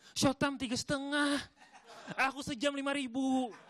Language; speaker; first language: Indonesian; native; Indonesian